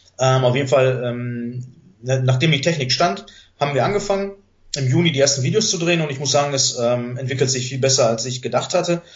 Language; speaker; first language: German; early bilingual, other home language; Greek